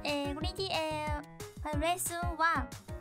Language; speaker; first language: English; non-native, learner; Japanese